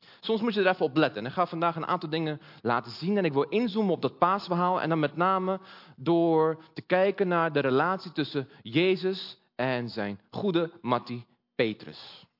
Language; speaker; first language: Dutch; early bilingual, other home language; Portuguese